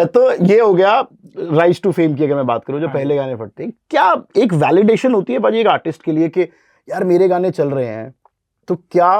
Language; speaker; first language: Hindi; native; Hindi